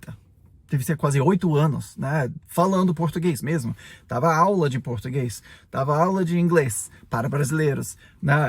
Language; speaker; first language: Portuguese; non-native, fluent; English